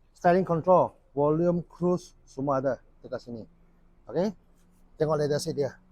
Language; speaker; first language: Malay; non-native, local second language; Chinese